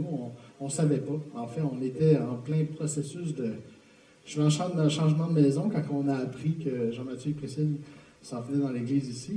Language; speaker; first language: French; native; French